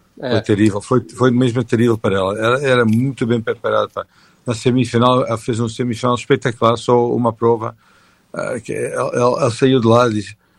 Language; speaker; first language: Portuguese; non-native, fluent; French